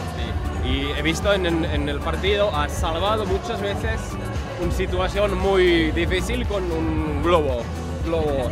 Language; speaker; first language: Spanish; non-native, learner; Finnish